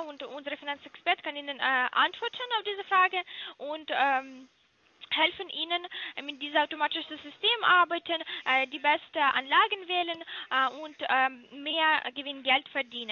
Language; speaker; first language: German; non-native, learner; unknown